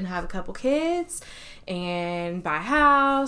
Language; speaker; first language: English; native; English